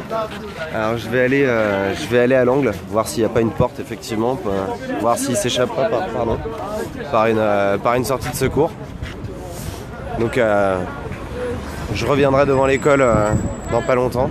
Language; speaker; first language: French; native; French